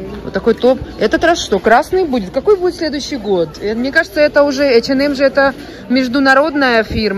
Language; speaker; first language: Russian; native; Russian